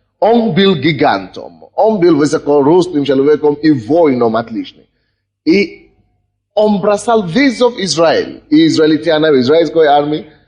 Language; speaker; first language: Russian; non-native, fluent; Yoruba